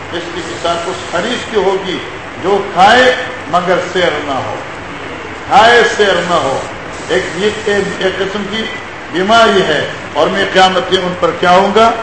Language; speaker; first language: Urdu; non-native, local second language; Pashto